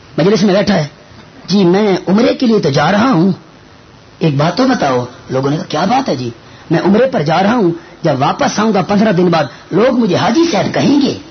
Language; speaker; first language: Urdu; non-native, local second language; Northern Hindko